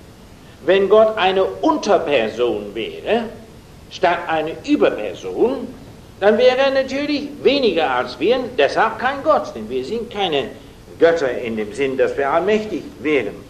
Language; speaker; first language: German; non-native, fluent; English